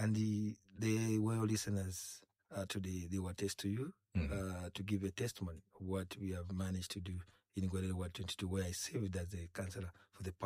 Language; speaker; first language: English; non-native, local second language; Nyanja